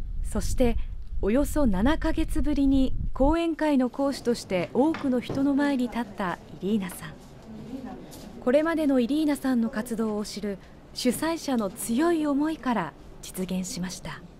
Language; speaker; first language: Japanese; native; Japanese